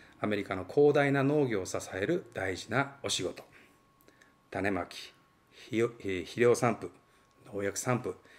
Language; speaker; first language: Japanese; native; Japanese